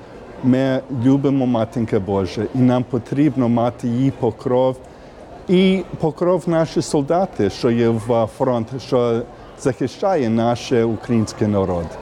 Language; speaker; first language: Ukrainian; early bilingual, heritage; Ukrainian